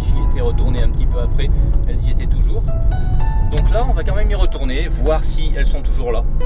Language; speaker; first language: French; native; French